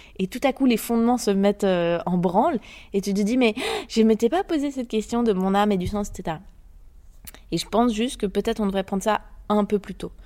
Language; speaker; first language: French; native; French